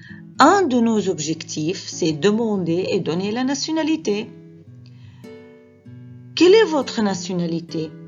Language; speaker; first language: French; non-native, fluent; Arabic